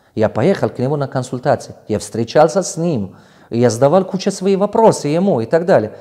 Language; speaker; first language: Russian; non-native, local second language; Tajik